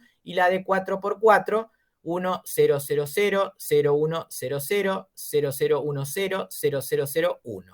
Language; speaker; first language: Spanish; native; Spanish